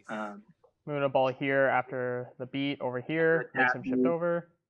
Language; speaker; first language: English; native; English